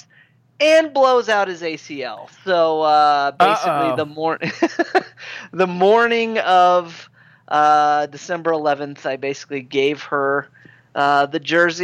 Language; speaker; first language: English; native; English